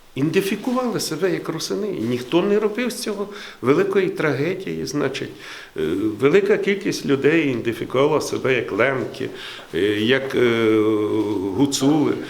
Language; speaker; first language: Ukrainian; native; Ukrainian